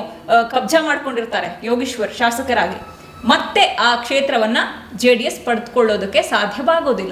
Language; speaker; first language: Kannada; native; Kannada